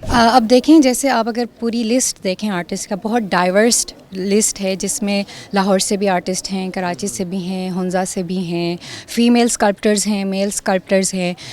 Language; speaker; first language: Urdu; non-native, local second language; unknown